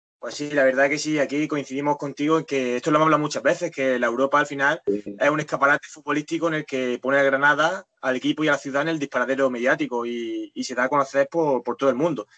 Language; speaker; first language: Spanish; native; Spanish